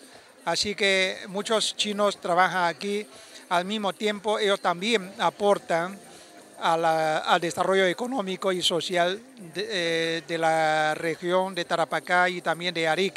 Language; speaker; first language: Spanish; non-native, fluent; Chinese